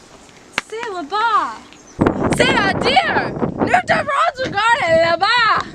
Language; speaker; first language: French; non-native, learner; English